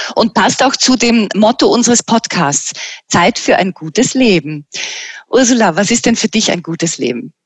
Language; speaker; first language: German; native; German